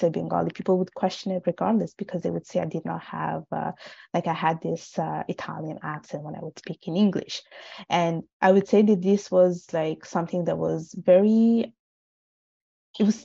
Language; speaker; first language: English; non-native, fluent; Italian